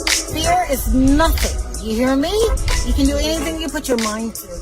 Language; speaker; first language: English; native; English